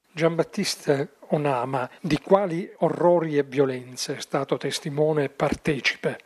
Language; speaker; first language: Italian; native; Italian